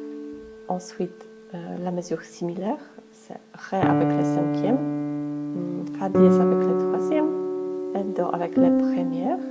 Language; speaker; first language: French; non-native, fluent; Polish